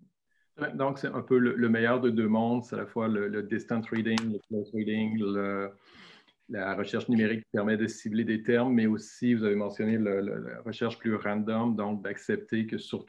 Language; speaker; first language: French; native; French